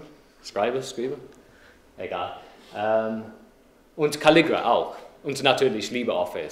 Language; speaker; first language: German; non-native, fluent; English